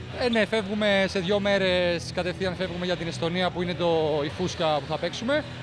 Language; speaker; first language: Greek; native; Greek